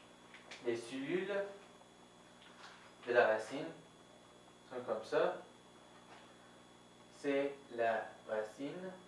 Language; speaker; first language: French; non-native, fluent; Arabic